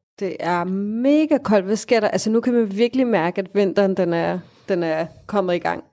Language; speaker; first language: Danish; early bilingual, other home language; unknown